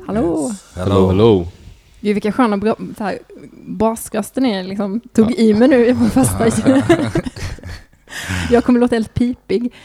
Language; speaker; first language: Swedish; native; Swedish